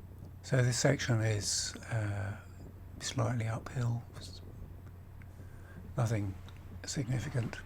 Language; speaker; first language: English; native; English